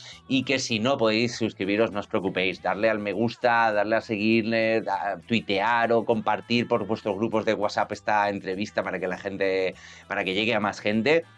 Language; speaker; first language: Spanish; native; Spanish